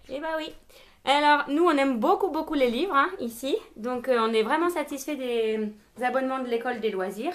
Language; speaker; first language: French; native; French